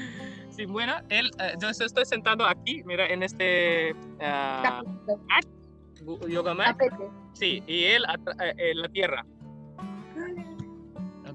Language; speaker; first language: Spanish; non-native, learner; Hindi